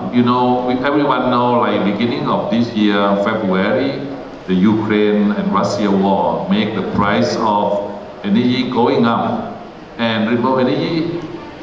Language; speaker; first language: English; non-native, learner; Thai